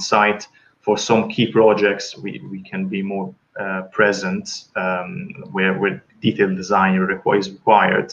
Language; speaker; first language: English; non-native, fluent; Italian